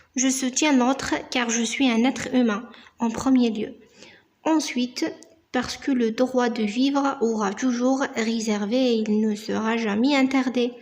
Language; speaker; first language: French; non-native, local second language; Arabic